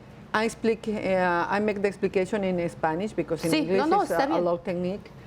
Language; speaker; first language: English; non-native, learner; Spanish